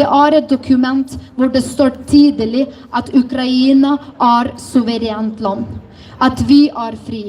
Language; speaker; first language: Norwegian; non-native, fluent; Ukrainian